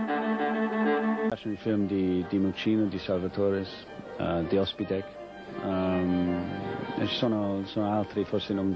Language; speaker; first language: Italian; non-native, fluent; English